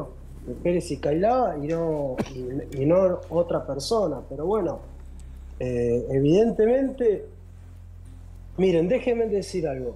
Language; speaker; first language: Spanish; native; Spanish